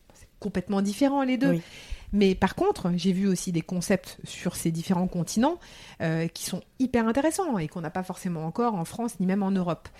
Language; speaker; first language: French; early bilingual, heritage; French